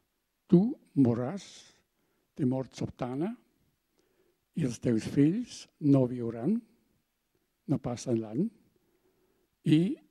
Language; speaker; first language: Catalan; non-native, fluent; German